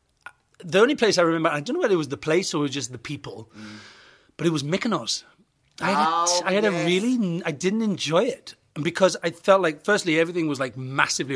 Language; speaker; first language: English; native; English